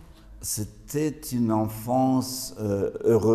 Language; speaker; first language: French; non-native, fluent; Russian